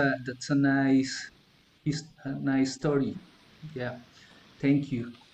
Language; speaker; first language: English; non-native, learner; Spanish